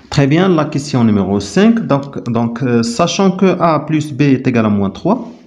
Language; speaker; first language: French; non-native, local second language; Arabic